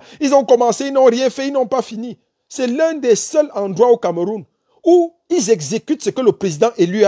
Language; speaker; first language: French; native; French